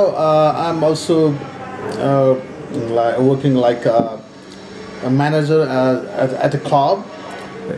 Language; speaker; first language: English; non-native, learner; Nepali